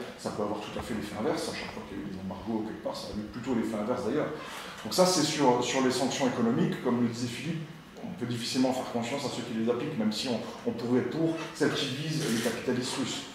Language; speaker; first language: French; native; French